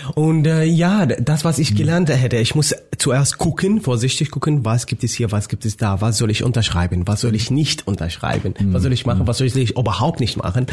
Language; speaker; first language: German; non-native, learner; Arabic